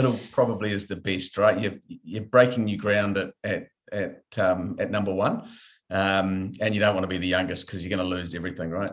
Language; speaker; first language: English; native; English